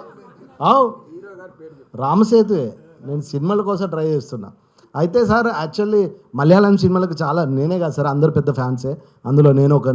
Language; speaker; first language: Telugu; native; Telugu